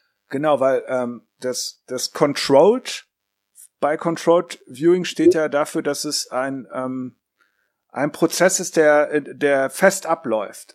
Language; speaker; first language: German; native; German